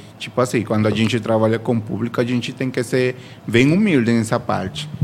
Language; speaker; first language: Portuguese; non-native, fluent; Spanish